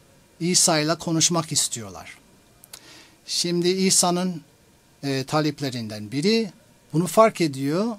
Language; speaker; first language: Turkish; non-native, fluent; English